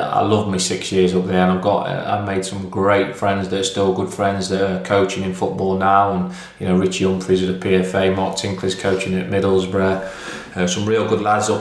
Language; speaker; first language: English; native; English